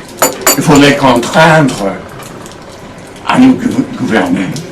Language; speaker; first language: French; non-native, fluent; English